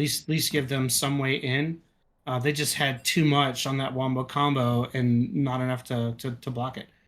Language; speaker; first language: English; native; English